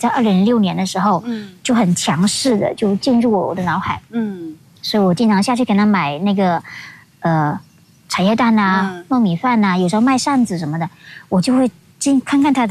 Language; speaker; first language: Chinese; non-native, local second language; Hakka Chinese